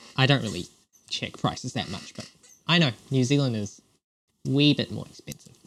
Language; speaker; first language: English; non-native, local second language; Cantonese